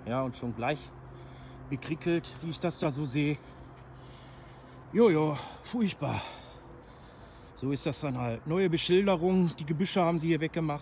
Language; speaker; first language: German; native; German